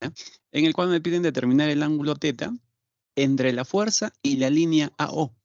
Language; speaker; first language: Spanish; native; Spanish